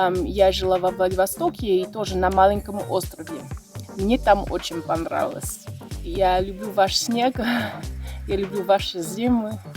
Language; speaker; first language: Russian; non-native, fluent; English